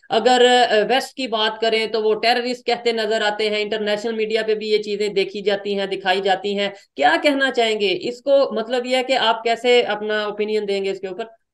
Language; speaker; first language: Urdu; native; Urdu